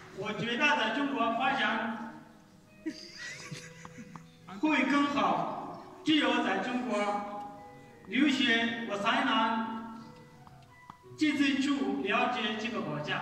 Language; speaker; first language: Chinese; non-native, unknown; Arabic